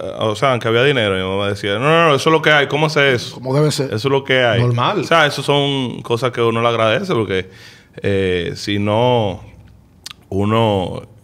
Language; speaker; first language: Spanish; early bilingual, heritage; Spanish